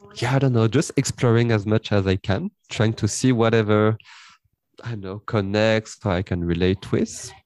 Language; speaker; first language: English; early bilingual, heritage; French